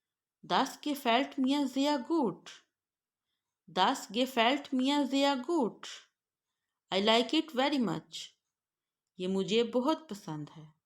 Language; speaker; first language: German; non-native, fluent; Urdu